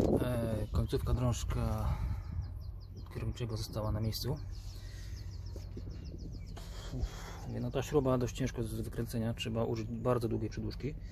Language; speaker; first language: Polish; native; Polish